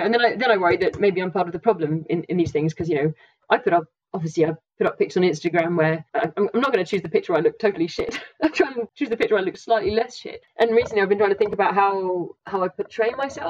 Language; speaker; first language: English; native; English